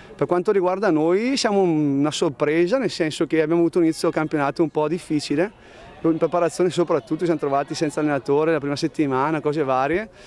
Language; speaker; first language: Italian; native; Italian